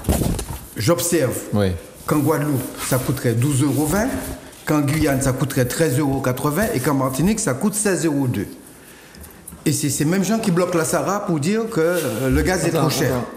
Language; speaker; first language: French; native; French